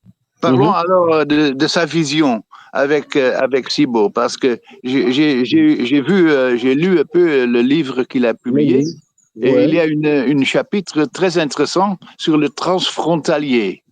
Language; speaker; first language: French; non-native, fluent; Dutch